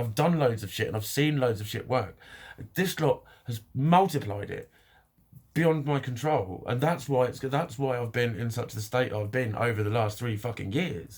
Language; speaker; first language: English; native; English